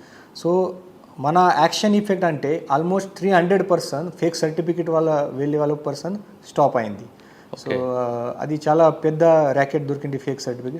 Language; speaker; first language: Telugu; non-native, learner; Marathi